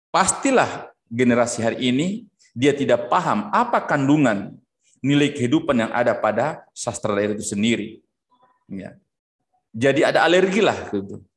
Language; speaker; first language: Indonesian; native; Indonesian